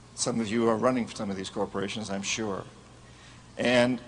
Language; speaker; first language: English; native; English